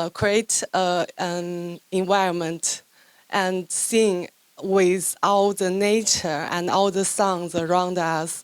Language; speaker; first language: English; non-native, fluent; Chinese